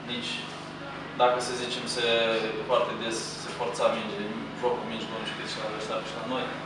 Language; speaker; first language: Romanian; non-native, local second language; Russian